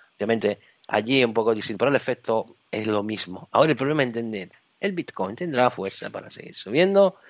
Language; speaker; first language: Spanish; non-native, fluent; Italian